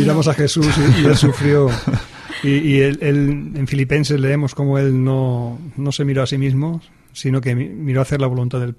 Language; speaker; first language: Spanish; native; Spanish